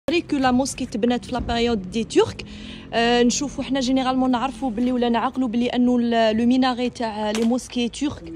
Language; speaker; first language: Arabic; native; Arabic